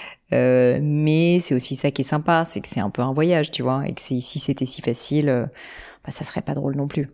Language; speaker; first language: French; native; French